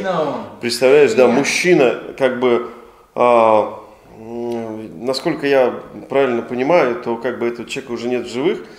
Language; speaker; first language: Russian; native; Russian